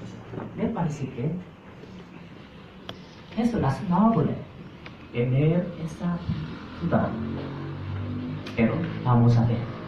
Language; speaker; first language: Spanish; non-native, fluent; Korean